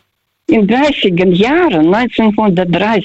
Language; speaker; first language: German; non-native, fluent; Russian